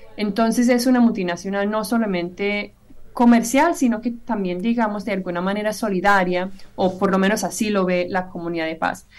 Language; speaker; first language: Spanish; non-native, fluent; English